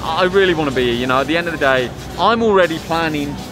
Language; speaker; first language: English; native; English